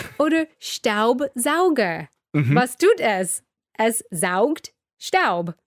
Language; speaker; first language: German; non-native, fluent; English